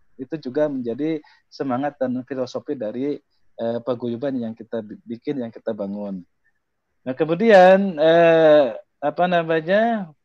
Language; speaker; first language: Indonesian; native; Indonesian